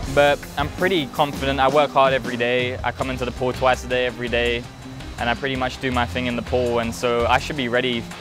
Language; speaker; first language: English; native; English